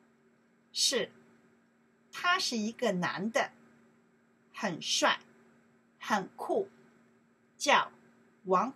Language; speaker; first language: Chinese; non-native, learner; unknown